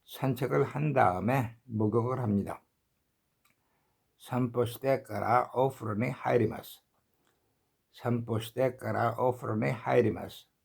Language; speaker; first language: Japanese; non-native, learner; Korean